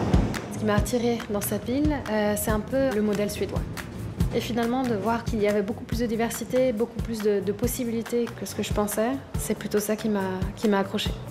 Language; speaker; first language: French; native; French